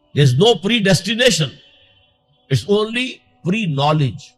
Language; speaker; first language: English; non-native, local second language; Urdu